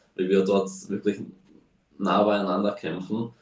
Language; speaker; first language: German; early bilingual, heritage; Slovak